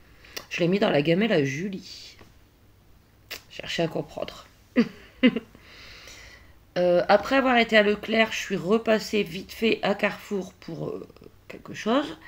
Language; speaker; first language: French; native; French